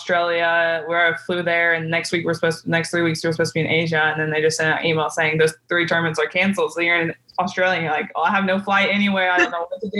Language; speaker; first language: English; native; English